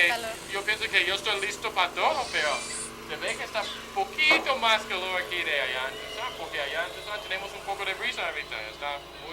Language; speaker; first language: Spanish; non-native, fluent; English